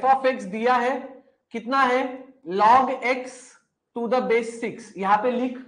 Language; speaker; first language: Hindi; non-native, local second language; Marathi